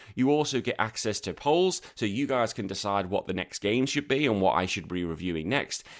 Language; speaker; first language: English; native; English